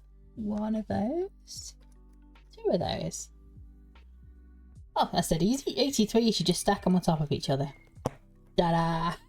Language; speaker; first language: English; native; English